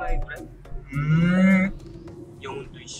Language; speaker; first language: Japanese; non-native, learner; Korean